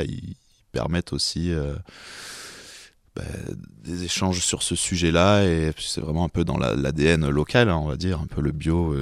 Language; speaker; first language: French; native; French